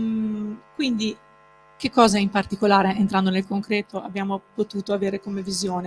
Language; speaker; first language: Italian; native; Italian